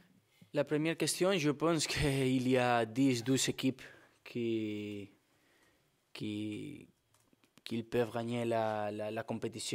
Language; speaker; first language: French; non-native, fluent; Spanish